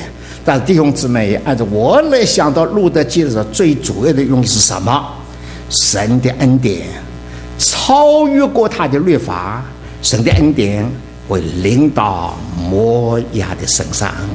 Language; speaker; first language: Chinese; native; Chinese